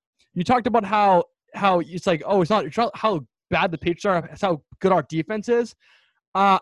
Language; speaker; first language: English; native; English